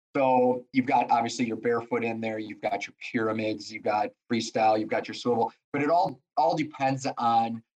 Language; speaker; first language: English; native; English